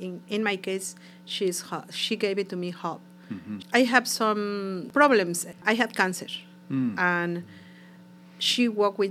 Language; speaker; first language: English; non-native, learner; Spanish